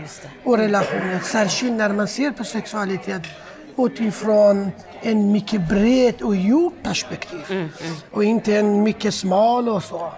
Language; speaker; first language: Swedish; non-native, fluent; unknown